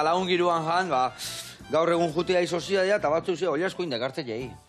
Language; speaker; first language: Basque; native; Basque